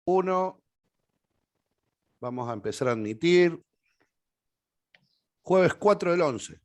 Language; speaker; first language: Spanish; native; Spanish